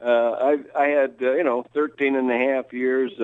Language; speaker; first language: English; native; English